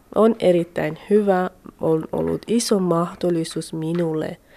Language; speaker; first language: Finnish; non-native, learner; Central Kurdish